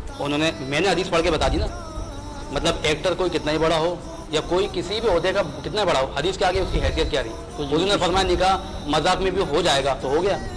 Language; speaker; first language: Urdu; native; Urdu